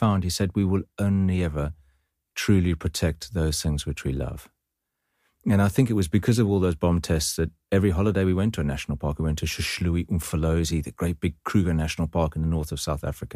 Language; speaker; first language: English; native; English